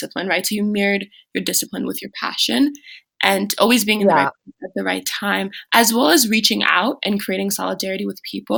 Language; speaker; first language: English; non-native, local second language; French